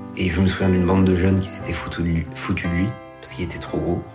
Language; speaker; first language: French; native; French